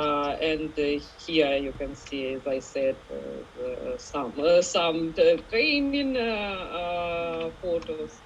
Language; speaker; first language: English; non-native, learner; Ukrainian